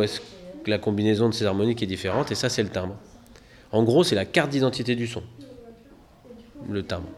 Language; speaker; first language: French; native; French